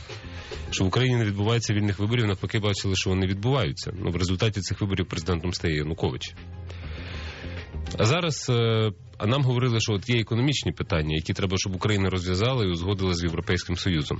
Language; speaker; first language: Ukrainian; native; Ukrainian